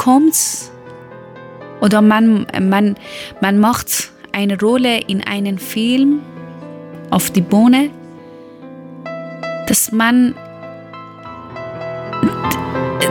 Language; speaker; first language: German; non-native, learner; Persian